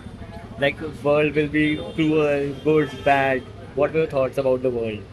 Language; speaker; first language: English; non-native, fluent; Hindi